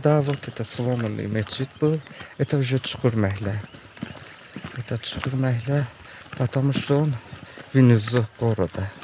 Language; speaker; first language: Russian; non-native, local second language; Azerbaijani